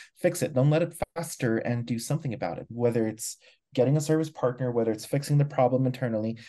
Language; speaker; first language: English; non-native, local second language; Filipino